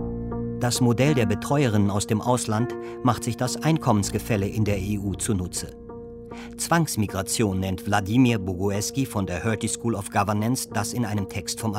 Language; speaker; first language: German; native; German